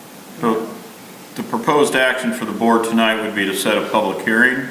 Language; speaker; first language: English; native; English